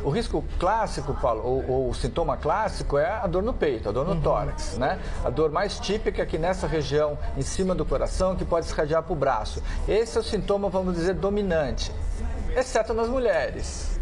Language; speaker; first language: Portuguese; native; Portuguese